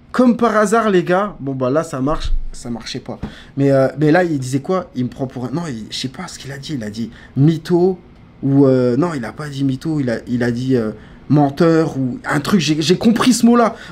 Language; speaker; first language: French; native; French